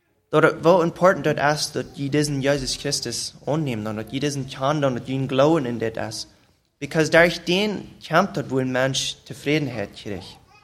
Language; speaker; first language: German; native; German